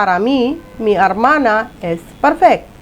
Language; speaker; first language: Spanish; non-native, fluent; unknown